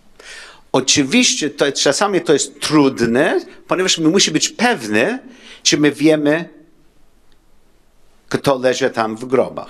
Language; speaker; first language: Polish; non-native, learner; English